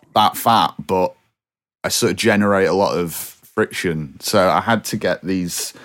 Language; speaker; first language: English; native; English